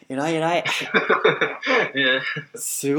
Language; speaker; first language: Japanese; non-native, fluent; English